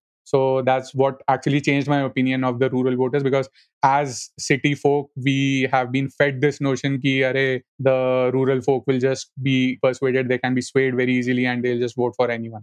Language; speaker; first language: English; non-native, local second language; Hindi